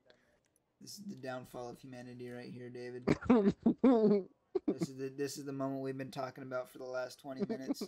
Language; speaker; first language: English; native; English